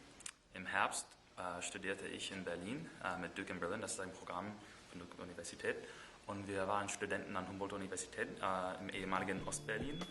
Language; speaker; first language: German; non-native, fluent; English